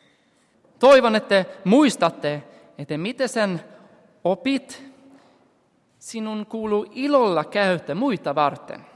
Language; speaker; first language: Finnish; non-native, fluent; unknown